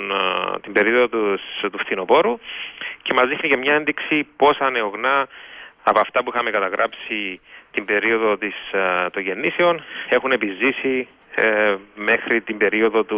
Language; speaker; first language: Greek; native; Greek